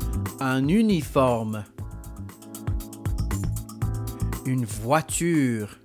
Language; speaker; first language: French; non-native, fluent; English